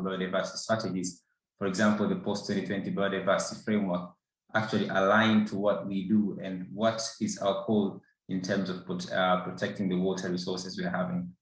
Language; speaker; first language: English; non-native, local second language; Swahili